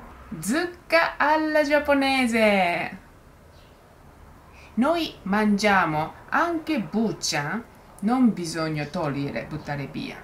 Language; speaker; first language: Italian; non-native, learner; Japanese